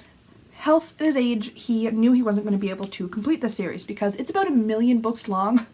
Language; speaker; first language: English; native; English